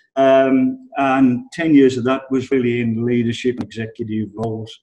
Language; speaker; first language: English; native; English